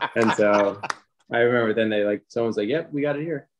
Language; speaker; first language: English; native; English